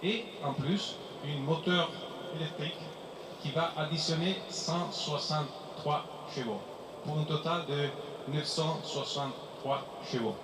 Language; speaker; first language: French; non-native, fluent; Italian